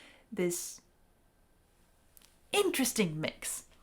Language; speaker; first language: English; native; English